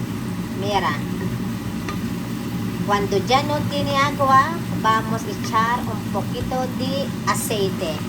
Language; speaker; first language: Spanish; non-native, fluent; Filipino